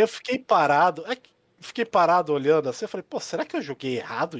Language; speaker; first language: Portuguese; native; Portuguese